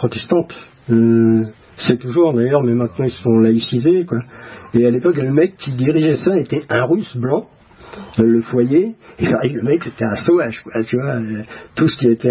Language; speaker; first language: French; native; French